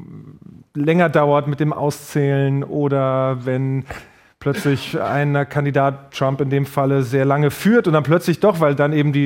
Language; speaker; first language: German; native; German